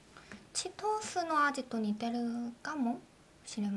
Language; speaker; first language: Japanese; non-native, learner; Korean